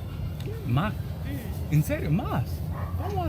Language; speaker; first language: Spanish; non-native, learner; English